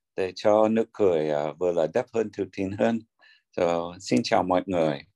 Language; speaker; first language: Vietnamese; non-native, learner; English